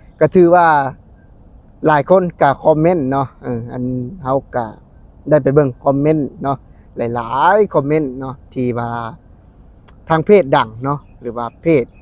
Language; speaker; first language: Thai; non-native, local second language; Lao